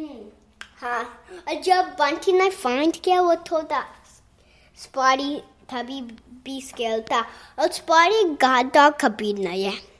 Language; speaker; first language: Hindi; early bilingual, heritage; Hindi